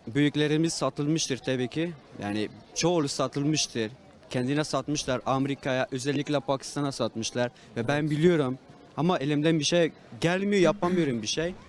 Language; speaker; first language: Turkish; non-native, fluent; Persian